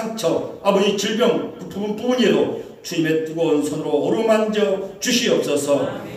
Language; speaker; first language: Korean; native; Korean